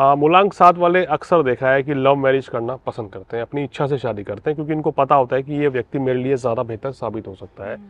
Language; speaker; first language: Hindi; native; Hindi